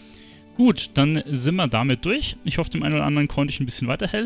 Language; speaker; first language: German; native; German